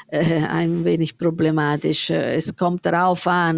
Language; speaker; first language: German; non-native, fluent; Italian